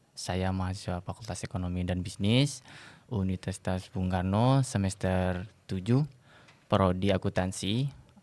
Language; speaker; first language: Indonesian; non-native, local second language; Madurese